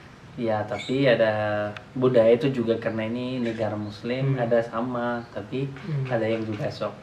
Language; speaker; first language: Indonesian; non-native, learner; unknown